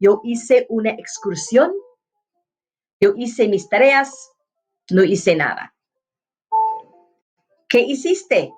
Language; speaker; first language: Spanish; non-native, fluent; English